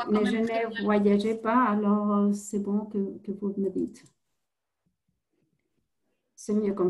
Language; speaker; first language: French; non-native, fluent; Spanish